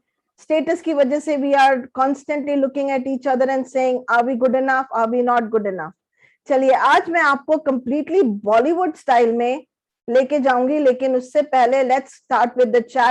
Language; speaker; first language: Hindi; native; Hindi